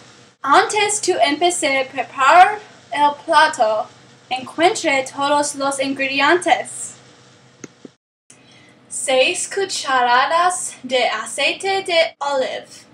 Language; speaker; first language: Spanish; non-native, learner; English